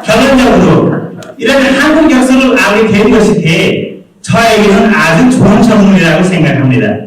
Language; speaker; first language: Korean; non-native, fluent; Nepali